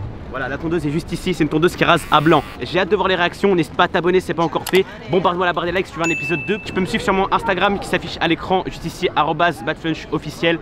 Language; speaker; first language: French; native; French